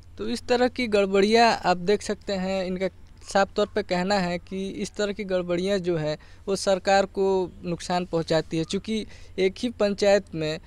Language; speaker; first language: Hindi; native; Hindi